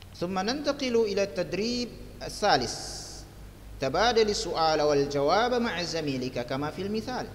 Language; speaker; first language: Arabic; non-native, fluent; Indonesian